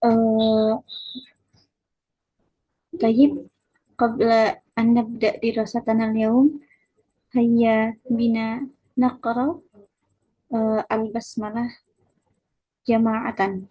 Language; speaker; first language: Arabic; non-native, learner; Indonesian